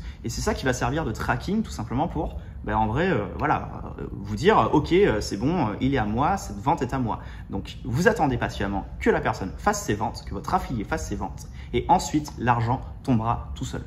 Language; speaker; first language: French; native; French